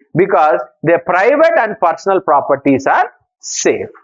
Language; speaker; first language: English; non-native, local second language; Telugu